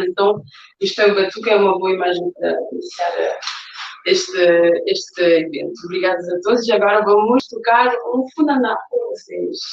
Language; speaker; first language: Portuguese; non-native, local second language; Kabuverdianu